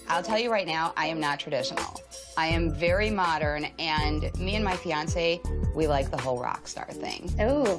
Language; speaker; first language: English; native; English